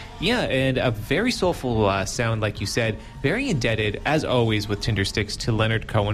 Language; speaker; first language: English; native; English